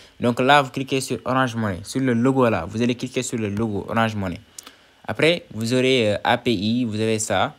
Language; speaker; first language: French; non-native, local second language; Wolof